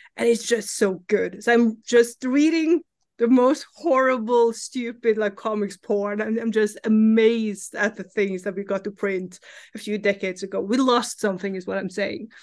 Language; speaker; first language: English; non-native, fluent; Norwegian